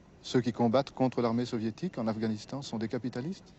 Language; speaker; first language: French; native; French